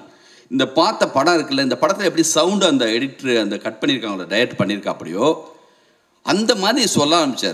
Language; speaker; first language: Tamil; native; Tamil